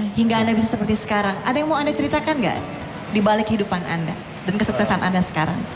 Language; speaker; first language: Indonesian; native; Indonesian